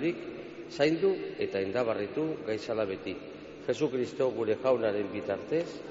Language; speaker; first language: Basque; native; Basque